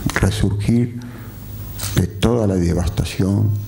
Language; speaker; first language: Spanish; native; Spanish